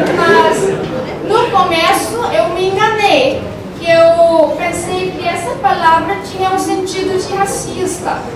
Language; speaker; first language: Portuguese; non-native, fluent; Korean